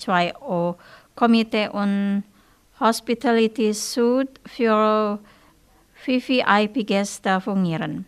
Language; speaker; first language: German; non-native, fluent; Indonesian